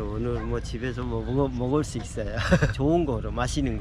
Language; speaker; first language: Korean; non-native, fluent; Hindi